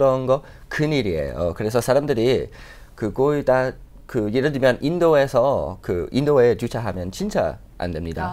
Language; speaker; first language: Korean; non-native, fluent; English